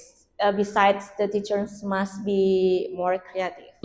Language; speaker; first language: English; non-native, learner; Indonesian